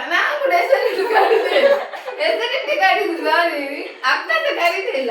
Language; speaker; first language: Kannada; non-native, local second language; Tulu